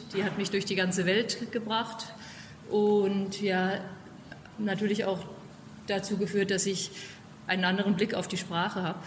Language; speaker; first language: German; native; German